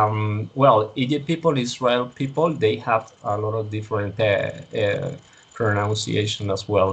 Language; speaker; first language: English; non-native, learner; Spanish